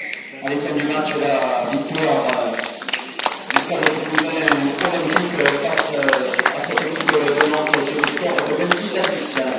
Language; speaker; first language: French; native; French